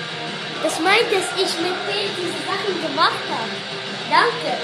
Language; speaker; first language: German; non-native, learner; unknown